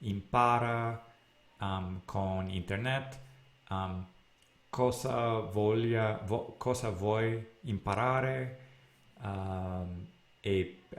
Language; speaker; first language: Italian; non-native, learner; English